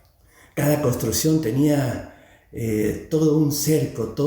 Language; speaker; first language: Spanish; native; Spanish